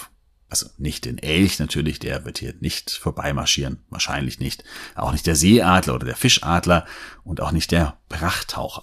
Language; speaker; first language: German; native; German